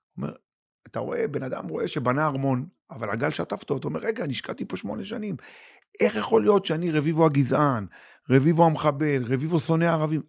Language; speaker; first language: Hebrew; native; Hebrew